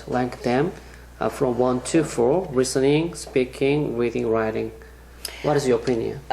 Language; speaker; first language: English; non-native, learner; Korean